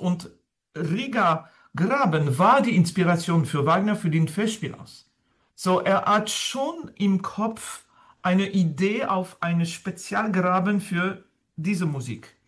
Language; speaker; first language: German; non-native, fluent; French